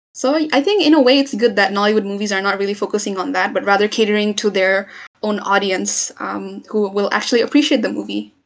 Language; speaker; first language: English; non-native, local second language; Nepali